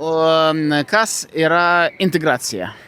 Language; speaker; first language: Lithuanian; non-native, fluent; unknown